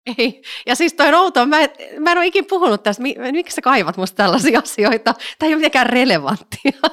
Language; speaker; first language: Finnish; native; Finnish